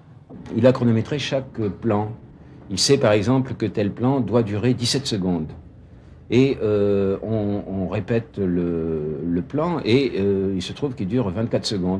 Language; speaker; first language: French; native; French